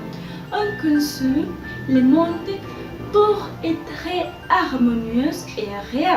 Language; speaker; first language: French; non-native, learner; Spanish